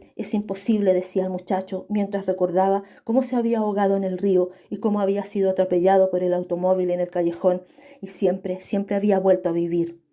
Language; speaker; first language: Spanish; native; Spanish